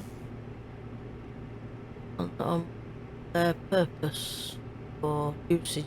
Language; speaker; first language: English; native; English